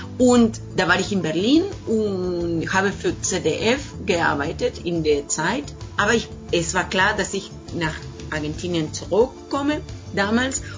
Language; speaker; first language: German; non-native, fluent; Spanish